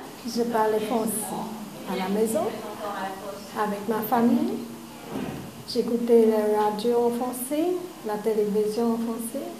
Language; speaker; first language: French; non-native, learner; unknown